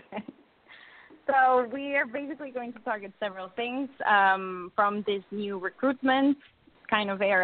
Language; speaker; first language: English; non-native, fluent; Spanish